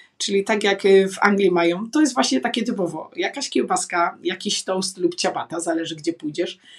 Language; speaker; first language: Polish; native; Polish